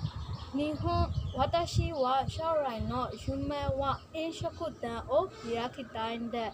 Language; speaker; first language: Japanese; non-native, learner; Burmese